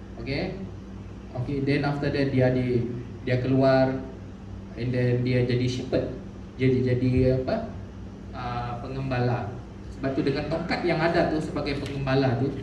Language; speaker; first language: Malay; non-native, local second language; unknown